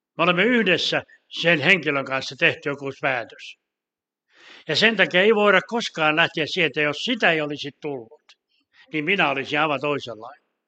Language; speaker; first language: Finnish; native; Finnish